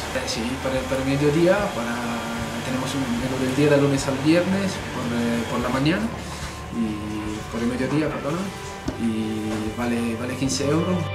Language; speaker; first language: Spanish; non-native, fluent; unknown